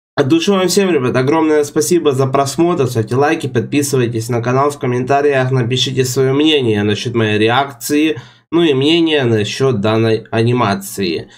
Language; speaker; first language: Russian; native; Russian